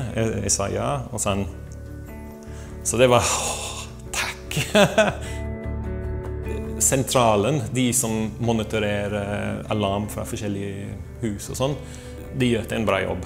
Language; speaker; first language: Norwegian; non-native, fluent; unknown